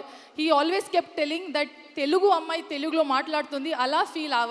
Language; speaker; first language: Telugu; non-native, learner; Kannada